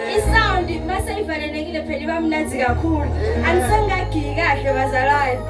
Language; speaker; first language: Zulu; non-native, local second language; Swati